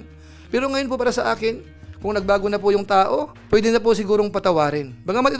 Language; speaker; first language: Filipino; native; Filipino